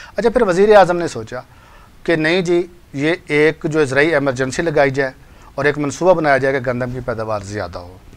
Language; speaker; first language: Urdu; non-native, local second language; Punjabi